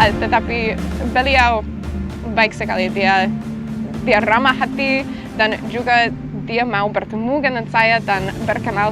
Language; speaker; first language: Indonesian; non-native, fluent; English